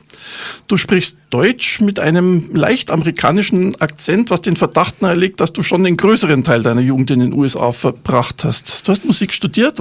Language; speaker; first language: German; native; German